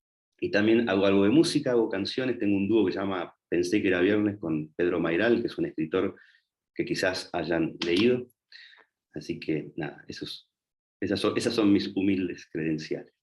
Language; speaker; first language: Spanish; native; Spanish